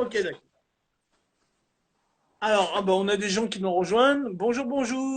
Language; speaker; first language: French; native; French